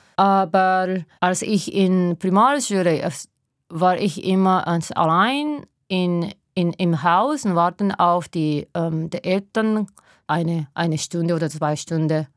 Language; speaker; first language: German; non-native, learner; Japanese